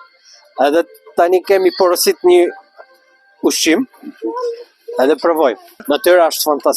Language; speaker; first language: Albanian; non-native, learner; Polish